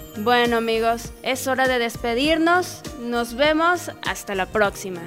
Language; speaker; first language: Spanish; native; Spanish